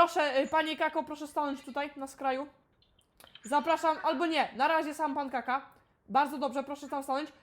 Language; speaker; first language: Polish; native; Polish